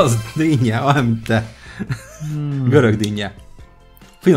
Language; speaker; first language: Hungarian; native; Hungarian